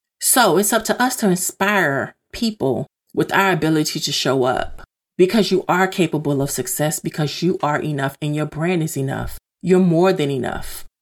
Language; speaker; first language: English; native; English